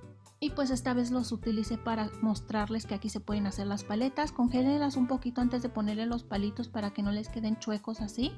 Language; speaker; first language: Spanish; native; Spanish